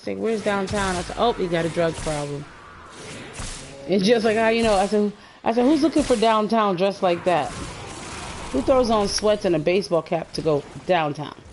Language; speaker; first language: English; native; English